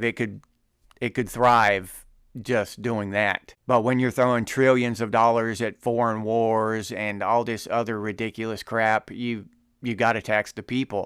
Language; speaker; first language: English; native; English